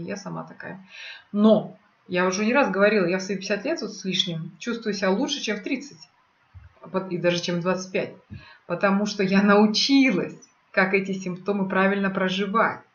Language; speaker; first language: Russian; native; Russian